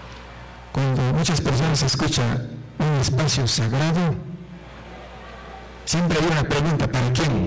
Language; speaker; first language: Spanish; non-native, local second language; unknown